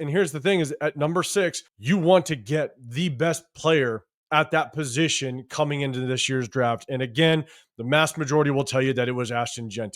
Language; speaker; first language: English; native; English